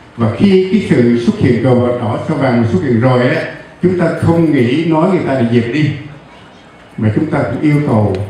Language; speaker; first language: Vietnamese; native; Vietnamese